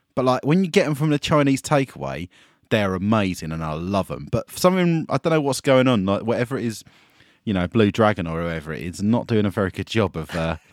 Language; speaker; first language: English; native; English